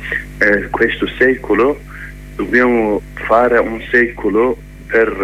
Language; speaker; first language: Italian; non-native, learner; Kurdish